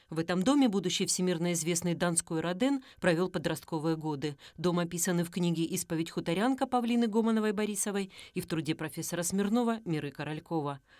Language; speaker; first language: Russian; native; Russian